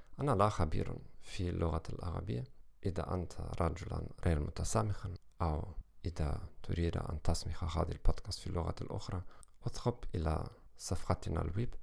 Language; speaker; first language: Arabic; non-native, learner; German